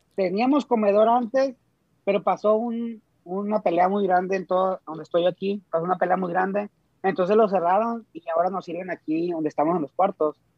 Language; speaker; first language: Spanish; native; Spanish